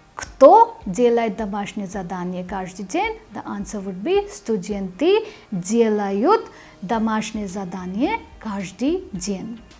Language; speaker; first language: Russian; non-native, fluent; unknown